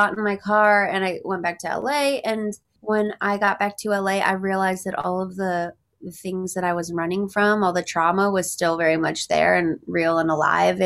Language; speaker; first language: English; native; English